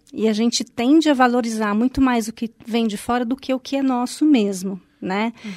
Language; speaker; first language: Portuguese; native; Portuguese